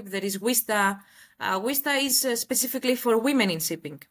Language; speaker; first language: English; non-native, fluent; Greek